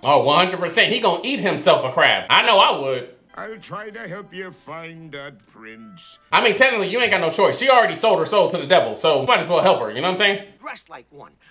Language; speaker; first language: English; native; English